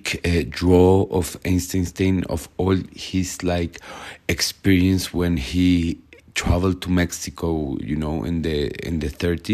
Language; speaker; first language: English; non-native, learner; Spanish